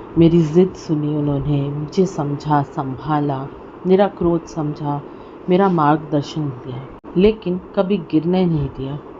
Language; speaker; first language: Hindi; non-native, local second language; Punjabi